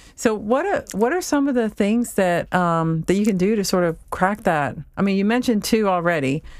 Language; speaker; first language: English; native; English